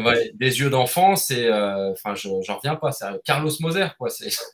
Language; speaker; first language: French; native; French